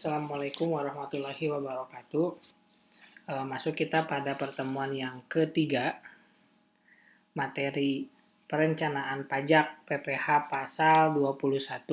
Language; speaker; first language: Indonesian; native; Indonesian